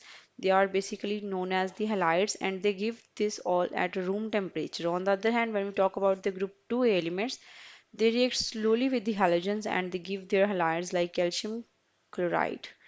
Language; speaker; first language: English; non-native, local second language; Urdu